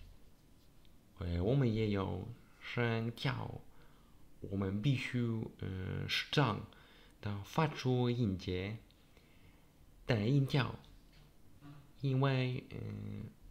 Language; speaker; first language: Chinese; non-native, learner; Polish